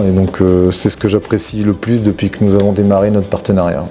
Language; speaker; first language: French; native; French